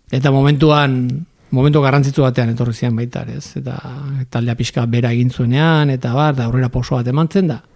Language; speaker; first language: Basque; native; Basque